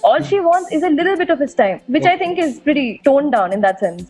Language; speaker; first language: English; non-native, local second language; Tamil